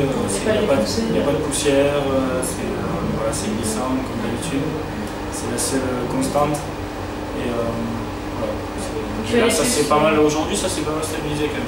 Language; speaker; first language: French; native; French